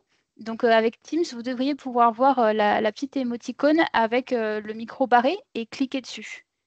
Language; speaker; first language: French; native; French